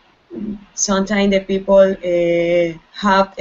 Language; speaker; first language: English; non-native, learner; Spanish